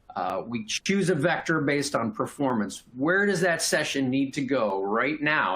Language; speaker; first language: English; native; English